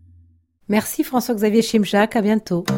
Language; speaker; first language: French; native; French